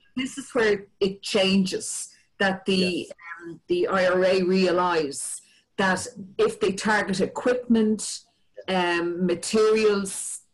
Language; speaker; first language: English; native; English